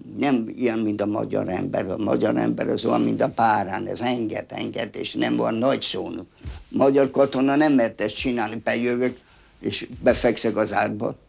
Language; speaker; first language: Hungarian; non-native, local second language; German